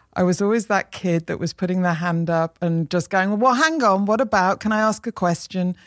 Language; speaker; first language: English; native; English